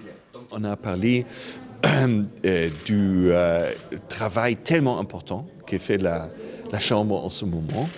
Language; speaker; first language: French; non-native, fluent; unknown